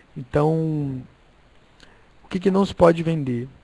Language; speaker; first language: Portuguese; native; Portuguese